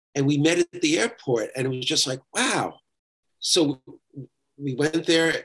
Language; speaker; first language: English; native; English